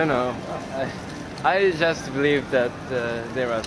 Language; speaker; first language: English; non-native, learner; Japanese